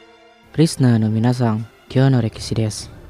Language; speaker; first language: Japanese; non-native, fluent; Indonesian